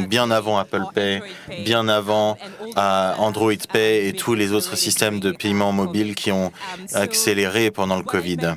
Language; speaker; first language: French; native; French